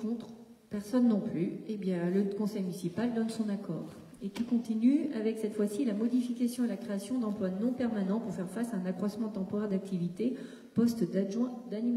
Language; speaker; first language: French; native; French